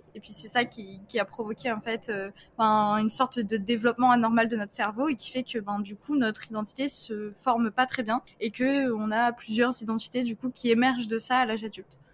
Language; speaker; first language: French; early bilingual, other home language; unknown